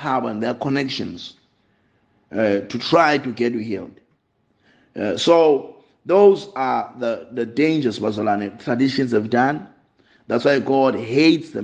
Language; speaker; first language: English; non-native, local second language; Zulu